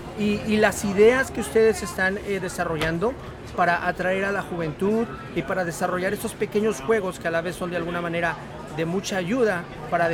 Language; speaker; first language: Spanish; native; Spanish